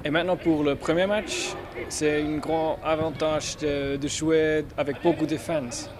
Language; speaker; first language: French; non-native, fluent; German